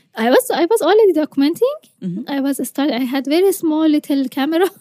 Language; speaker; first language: English; non-native, fluent; Persian